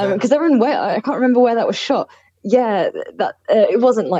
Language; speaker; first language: English; native; English